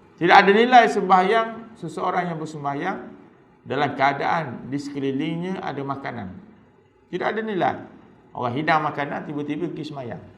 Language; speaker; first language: Malay; native; Malay